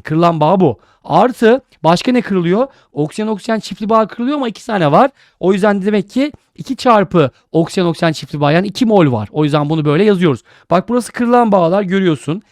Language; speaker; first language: Turkish; native; Turkish